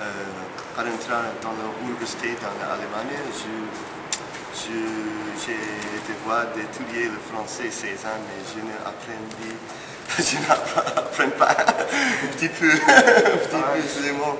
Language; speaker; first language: French; non-native, learner; English